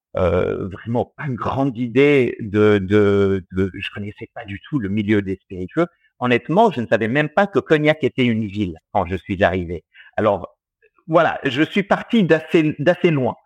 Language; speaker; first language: French; early bilingual, heritage; English